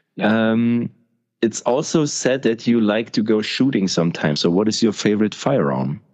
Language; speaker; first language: English; non-native, fluent; German